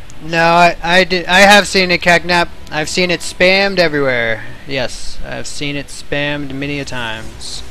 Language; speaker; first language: English; native; English